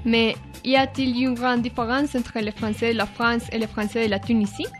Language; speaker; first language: French; non-native, learner; Spanish